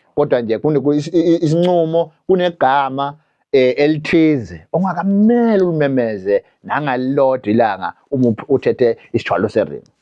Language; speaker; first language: Zulu; non-native, local second language; Swati